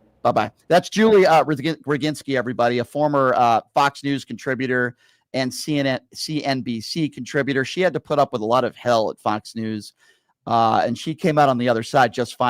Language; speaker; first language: English; native; English